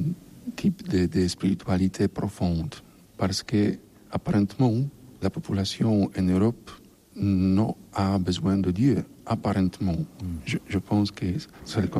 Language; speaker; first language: French; non-native, learner; Polish